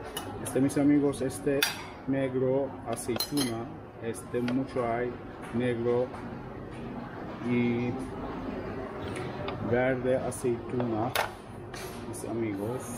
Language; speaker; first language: Spanish; non-native, learner; Turkish